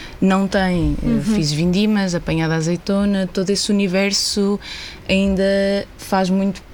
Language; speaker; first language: Portuguese; native; Portuguese